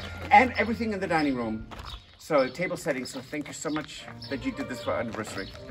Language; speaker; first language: English; non-native, fluent; German